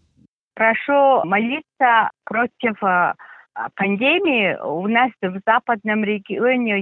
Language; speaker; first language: Russian; non-native, fluent; Mongolian